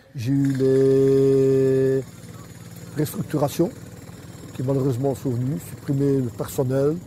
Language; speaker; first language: French; native; French